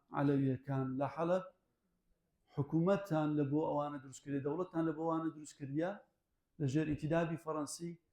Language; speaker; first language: Central Kurdish; non-native, local second language; Kurdish